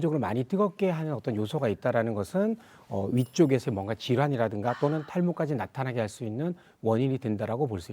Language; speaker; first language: Korean; native; Korean